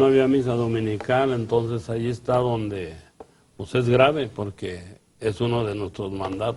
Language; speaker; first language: Spanish; native; Spanish